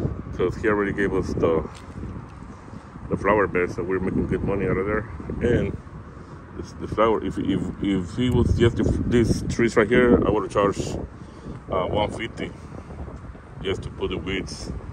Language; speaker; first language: English; early bilingual, other home language; Spanish